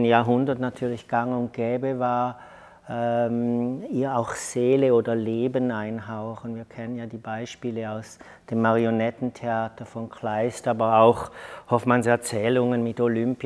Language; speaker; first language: German; native; German